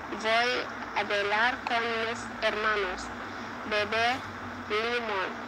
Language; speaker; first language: Spanish; non-native, learner; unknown